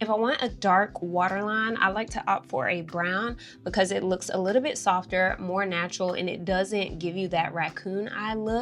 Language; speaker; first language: English; native; English